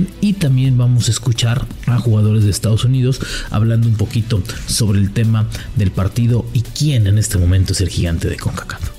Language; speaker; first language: Spanish; native; Spanish